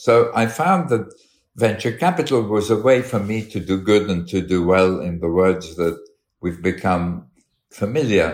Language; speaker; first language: English; early bilingual, other home language; Arabic